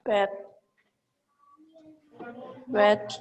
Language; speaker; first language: English; non-native, learner; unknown